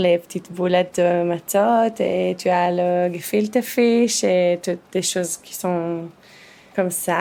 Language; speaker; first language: French; early bilingual, heritage; Hebrew